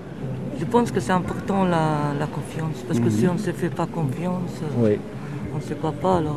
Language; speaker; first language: French; non-native, fluent; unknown